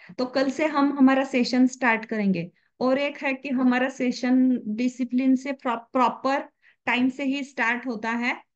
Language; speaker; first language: Hindi; native; Hindi